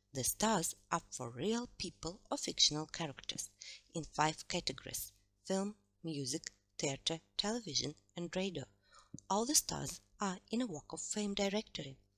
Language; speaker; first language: English; non-native, fluent; Russian